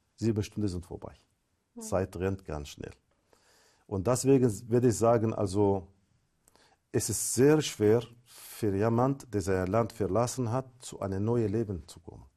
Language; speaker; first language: German; non-native, learner; Arabic